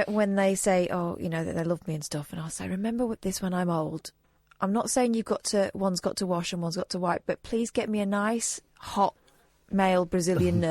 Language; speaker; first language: English; native; English